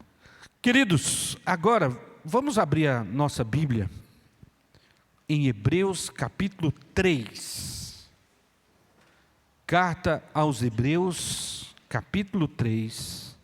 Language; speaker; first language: Portuguese; native; Portuguese